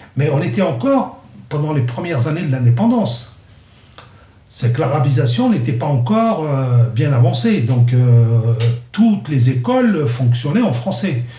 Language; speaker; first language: French; non-native, local second language; Kabyle